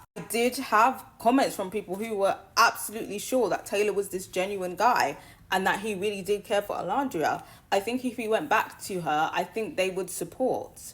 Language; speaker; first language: English; native; English